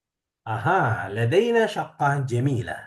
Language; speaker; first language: Arabic; non-native, fluent; Indonesian